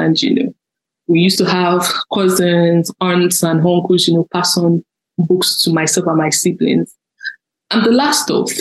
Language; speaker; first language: English; non-native, local second language; Yoruba